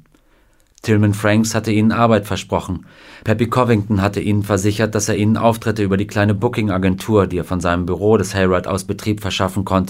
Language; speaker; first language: German; native; German